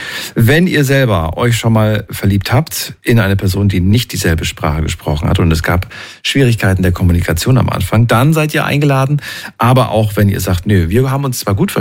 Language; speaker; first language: German; native; German